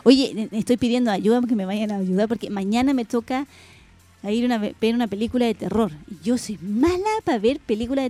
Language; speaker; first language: Spanish; native; Spanish